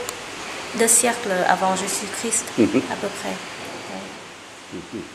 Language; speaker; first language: French; non-native, fluent; Vietnamese